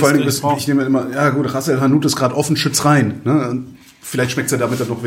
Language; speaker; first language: German; native; German